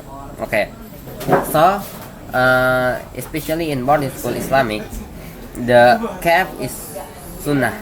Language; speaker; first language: English; non-native, learner; Indonesian